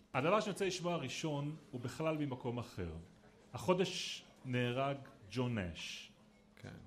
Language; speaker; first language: Hebrew; native; Hebrew